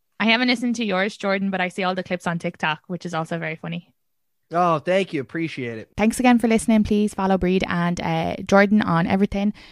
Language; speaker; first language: English; native; English